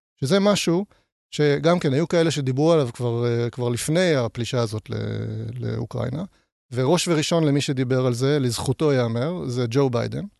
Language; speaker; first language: Hebrew; native; Hebrew